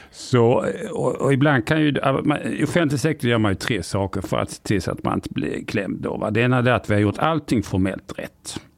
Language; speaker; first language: Swedish; native; Swedish